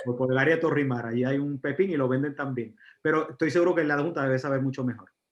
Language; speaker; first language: Spanish; native; Spanish